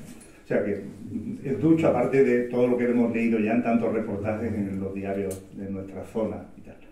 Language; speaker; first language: Spanish; native; Spanish